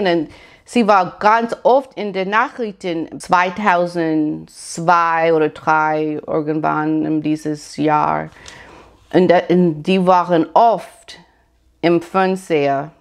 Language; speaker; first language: German; non-native, learner; English